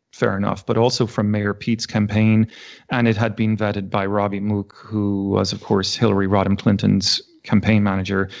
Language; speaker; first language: English; native; English